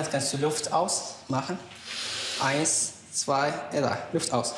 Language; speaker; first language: German; non-native, learner; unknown